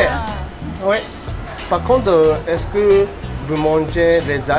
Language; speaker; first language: French; non-native, learner; Japanese